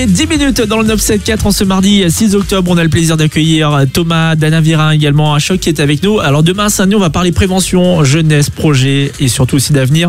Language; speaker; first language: French; native; French